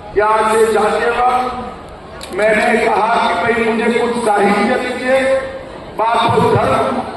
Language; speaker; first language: Hindi; non-native, local second language; Gujarati